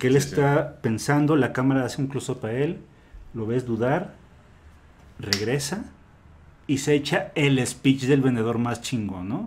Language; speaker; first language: Spanish; native; Spanish